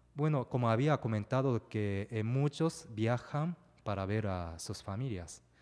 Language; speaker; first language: Spanish; non-native, fluent; Japanese